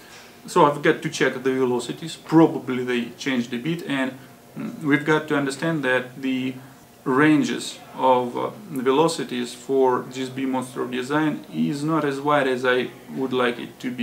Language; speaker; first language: English; non-native, fluent; Russian